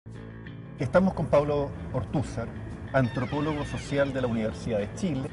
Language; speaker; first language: Spanish; native; Spanish